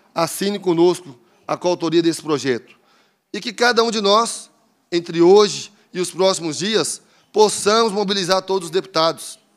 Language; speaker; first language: Portuguese; native; Portuguese